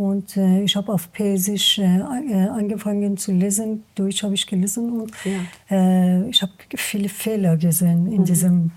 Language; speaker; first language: German; non-native, learner; Persian